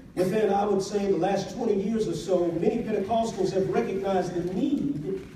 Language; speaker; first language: English; native; English